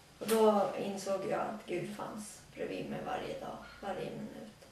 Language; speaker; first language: Swedish; early bilingual, other home language; Latvian